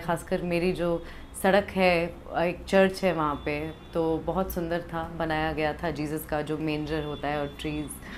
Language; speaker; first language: Hindi; early bilingual, heritage; Hindi